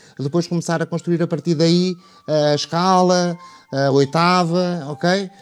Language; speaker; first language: Portuguese; native; Portuguese